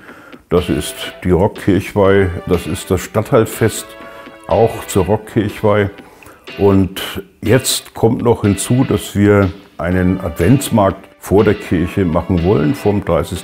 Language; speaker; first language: German; native; German